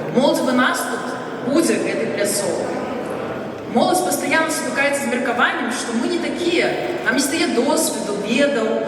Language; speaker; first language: Belarusian; non-native, local second language; Russian